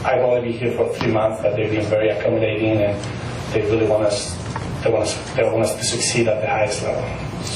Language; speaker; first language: English; non-native, fluent; Spanish